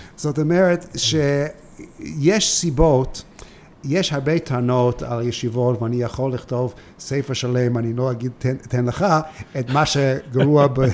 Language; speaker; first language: Hebrew; non-native, fluent; English